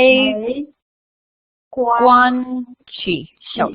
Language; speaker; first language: Chinese; non-native, learner; English